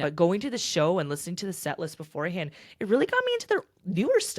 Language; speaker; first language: English; native; English